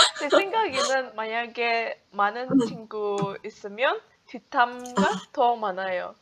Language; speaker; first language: Korean; non-native, learner; Indonesian